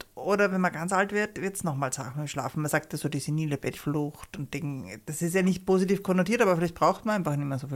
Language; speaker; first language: German; native; German